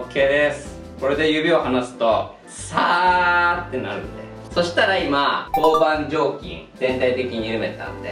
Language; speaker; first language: Japanese; native; Japanese